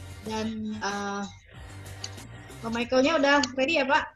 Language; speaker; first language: Indonesian; native; Indonesian